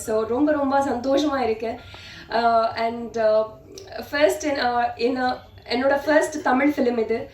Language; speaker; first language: Tamil; non-native, learner; Telugu